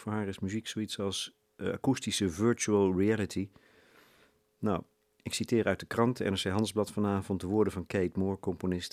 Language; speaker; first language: Dutch; native; Dutch